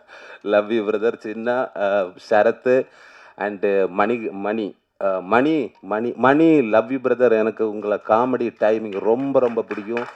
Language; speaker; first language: Tamil; non-native, learner; Malayalam